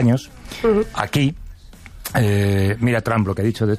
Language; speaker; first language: Spanish; native; Spanish